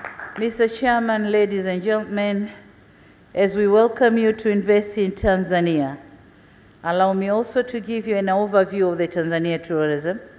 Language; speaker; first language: English; non-native, local second language; Swahili